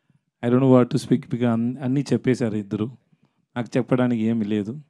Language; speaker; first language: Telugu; non-native, learner; Tamil